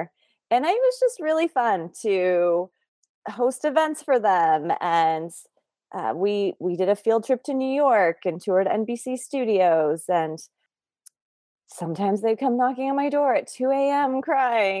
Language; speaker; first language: English; native; English